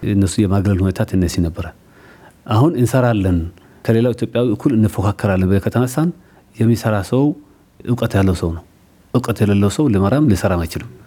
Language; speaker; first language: Amharic; non-native, local second language; Somali